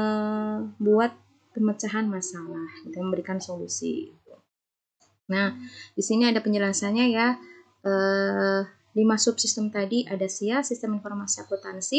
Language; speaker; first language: Indonesian; native; Indonesian